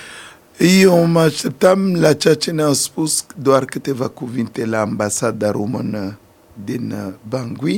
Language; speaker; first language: Romanian; non-native, fluent; Sango